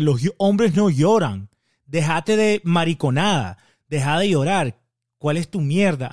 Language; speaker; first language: Spanish; native; Spanish